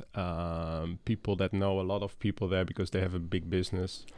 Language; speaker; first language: English; non-native, fluent; Dutch